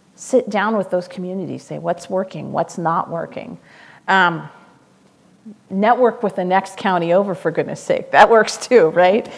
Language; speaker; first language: English; native; English